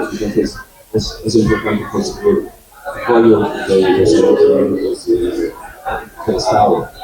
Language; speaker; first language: Spanish; non-native, learner; English